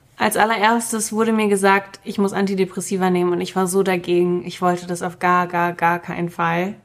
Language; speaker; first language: German; early bilingual, other home language; Russian